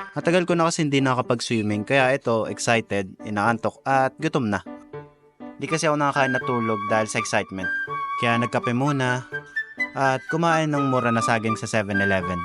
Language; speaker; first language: Filipino; native; Filipino